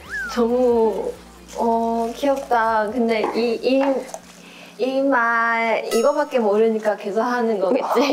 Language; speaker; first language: Korean; non-native, fluent; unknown